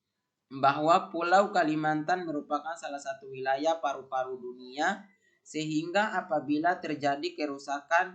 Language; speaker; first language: Indonesian; native; Indonesian